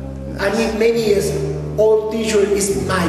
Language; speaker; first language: English; non-native, local second language; Spanish